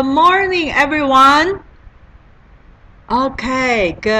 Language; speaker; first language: English; non-native, learner; Chinese